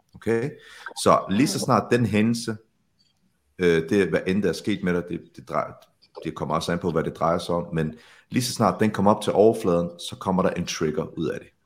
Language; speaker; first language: Danish; early bilingual, other home language; Arabic